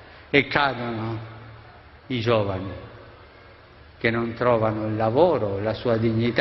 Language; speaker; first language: Italian; non-native, fluent; Spanish